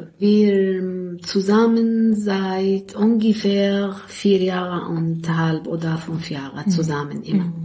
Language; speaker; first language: German; non-native, learner; Arabic